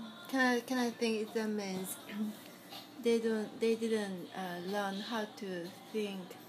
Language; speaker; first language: English; non-native, learner; Korean